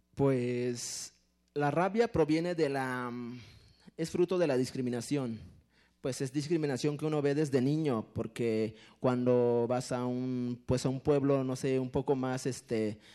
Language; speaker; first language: Spanish; non-native, local second language; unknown